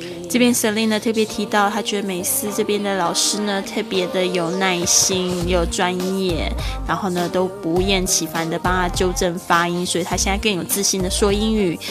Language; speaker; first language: Chinese; native; Chinese